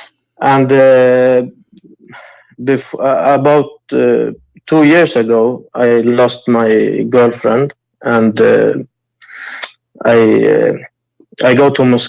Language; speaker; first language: English; non-native, learner; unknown